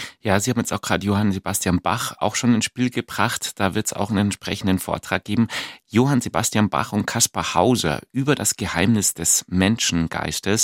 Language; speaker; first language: German; native; German